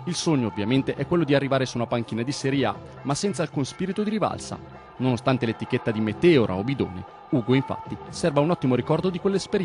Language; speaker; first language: Italian; native; Italian